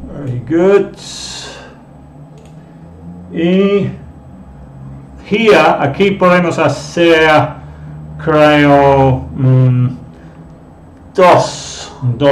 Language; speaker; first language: Spanish; non-native, fluent; English